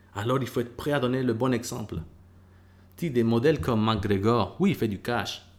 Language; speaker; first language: French; early bilingual, other home language; Spanish